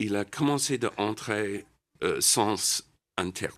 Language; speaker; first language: French; non-native, learner; English